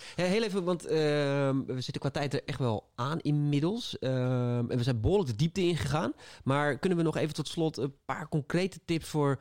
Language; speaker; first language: Dutch; native; Dutch